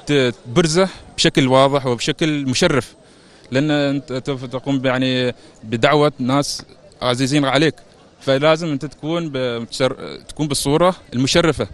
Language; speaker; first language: Arabic; native; Arabic